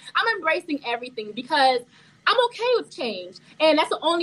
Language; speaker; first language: English; early bilingual, other home language; Haitian Creole